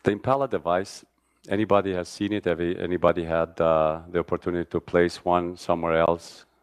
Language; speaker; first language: English; non-native, fluent; Albanian